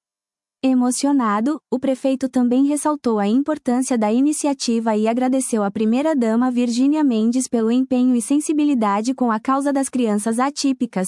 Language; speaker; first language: Portuguese; native; Portuguese